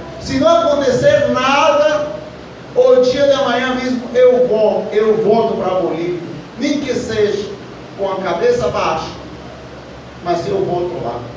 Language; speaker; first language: Portuguese; non-native, fluent; Spanish